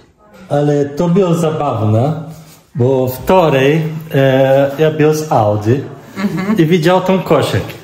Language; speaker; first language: Polish; non-native, learner; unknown